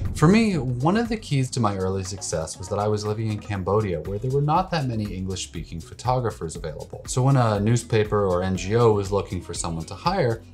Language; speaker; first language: English; native; English